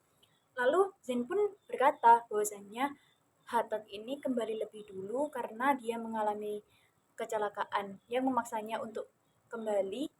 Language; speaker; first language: Indonesian; native; Indonesian